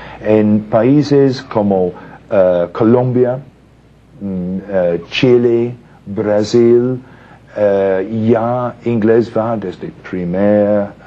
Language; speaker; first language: Spanish; non-native, fluent; English